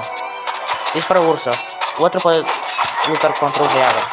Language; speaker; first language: Portuguese; non-native, learner; Spanish